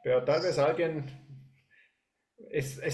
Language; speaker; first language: Spanish; non-native, fluent; English